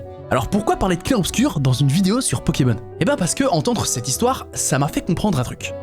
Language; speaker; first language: French; native; French